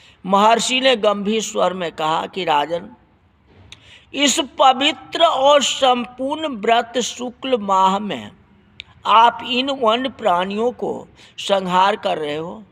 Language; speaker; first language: Hindi; native; Hindi